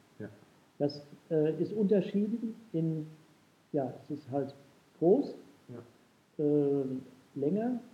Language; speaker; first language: German; non-native, learner; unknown